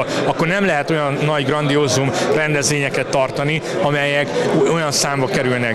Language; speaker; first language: Hungarian; native; Hungarian